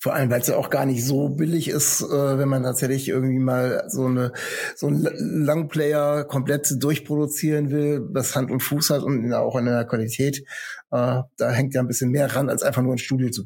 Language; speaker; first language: German; native; German